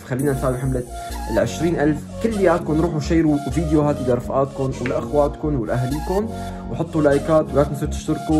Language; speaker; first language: Arabic; native; Arabic